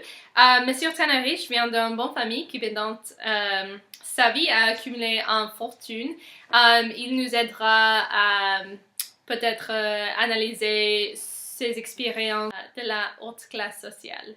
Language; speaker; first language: French; non-native, learner; English